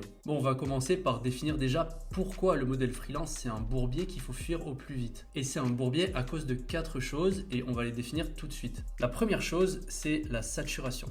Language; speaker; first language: French; native; French